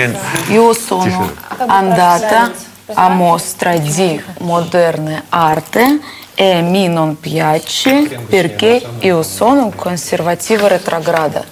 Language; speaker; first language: Italian; non-native, learner; Russian